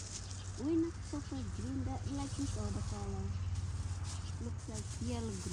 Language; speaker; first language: English; non-native, learner; Filipino